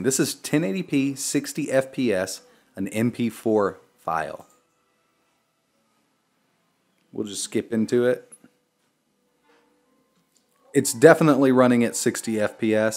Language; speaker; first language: English; native; English